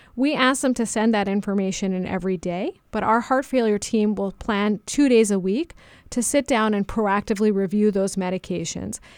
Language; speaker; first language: English; native; English